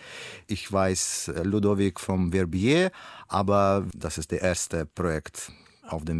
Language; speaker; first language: German; non-native, learner; Russian